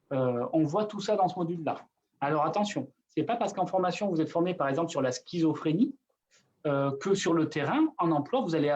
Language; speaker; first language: French; native; French